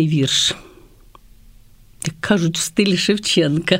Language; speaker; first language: Ukrainian; native; Ukrainian